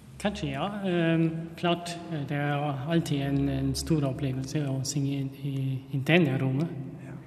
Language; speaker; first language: Norwegian; non-native, learner; German